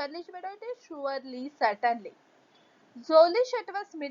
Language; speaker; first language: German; non-native, fluent; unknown